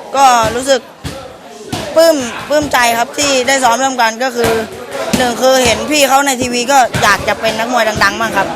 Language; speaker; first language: Thai; non-native, fluent; Spanish